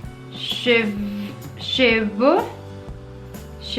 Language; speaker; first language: French; non-native, fluent; Spanish